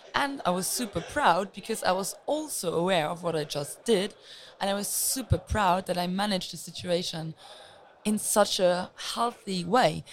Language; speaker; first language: English; non-native, fluent; Luxembourgish